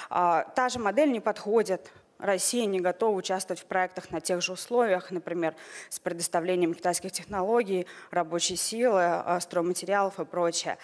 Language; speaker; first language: Russian; native; Russian